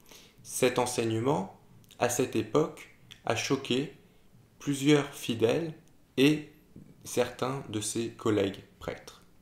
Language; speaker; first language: French; native; French